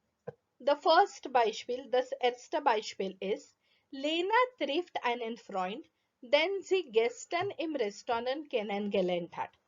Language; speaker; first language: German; non-native, fluent; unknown